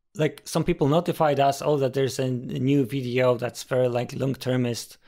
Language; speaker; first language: English; non-native, fluent; Polish